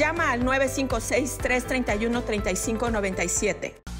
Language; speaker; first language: Spanish; native; Spanish